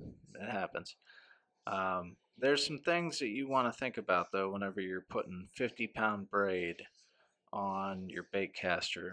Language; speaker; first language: English; native; English